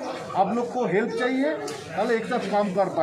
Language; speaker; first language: Hindi; non-native, local second language; Bangla